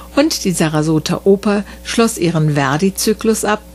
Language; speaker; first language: German; native; German